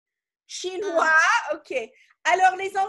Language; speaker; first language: French; non-native, fluent; English